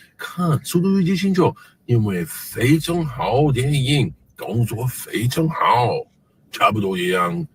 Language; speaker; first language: Chinese; non-native, learner; English